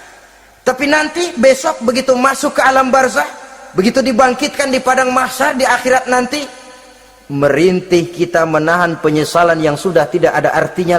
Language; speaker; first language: Indonesian; native; Indonesian